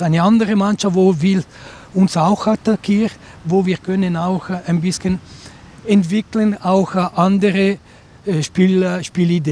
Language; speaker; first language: German; non-native, local second language; Italian